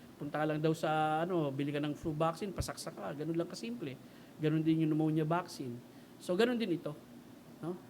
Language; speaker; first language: Filipino; native; Filipino